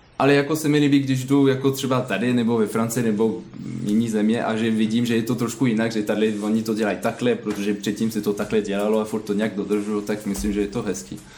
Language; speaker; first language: Czech; non-native, learner; French